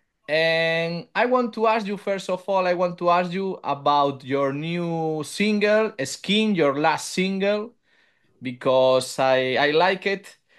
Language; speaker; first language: English; non-native, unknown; Spanish